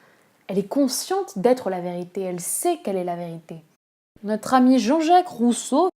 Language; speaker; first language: French; native; French